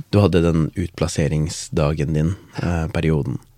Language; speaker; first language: Norwegian; non-native, local second language; Tamil